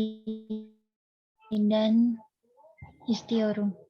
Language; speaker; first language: Turkish; non-native, learner; Indonesian